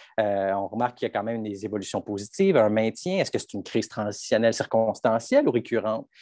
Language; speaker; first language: French; native; French